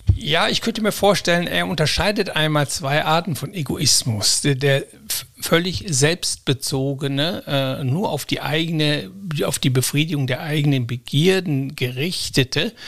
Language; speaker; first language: German; native; German